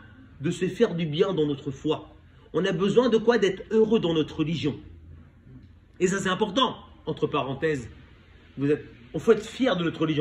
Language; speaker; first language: French; native; French